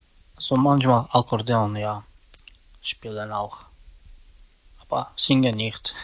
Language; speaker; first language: German; non-native, learner; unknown